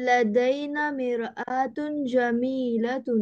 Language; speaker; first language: Arabic; non-native, learner; Urdu